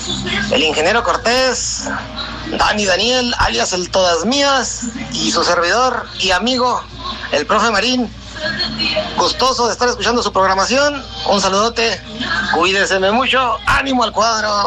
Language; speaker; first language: Spanish; native; Spanish